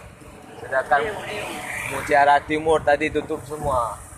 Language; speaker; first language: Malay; non-native, local second language; Achinese